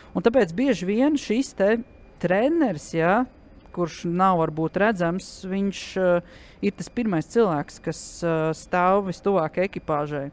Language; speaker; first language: Latvian; native; Latvian